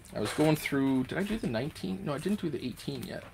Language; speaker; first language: English; native; English